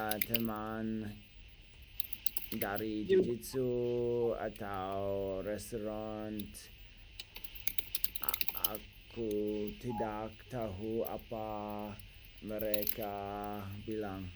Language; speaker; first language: Indonesian; non-native, learner; English